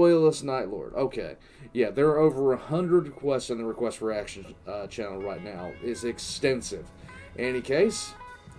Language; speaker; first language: English; native; English